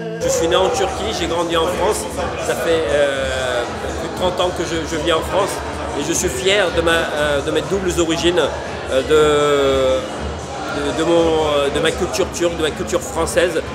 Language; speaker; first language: French; early bilingual, other home language; Turkish